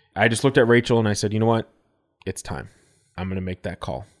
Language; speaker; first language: English; native; English